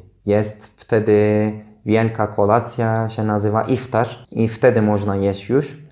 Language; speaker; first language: Polish; non-native, fluent; Turkish